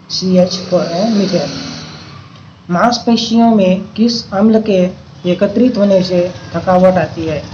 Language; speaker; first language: Hindi; non-native, local second language; Marathi